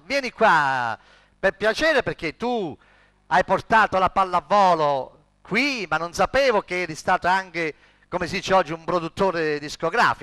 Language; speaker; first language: Italian; native; Italian